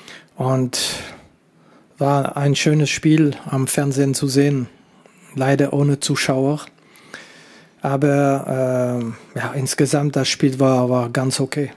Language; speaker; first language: German; non-native, local second language; French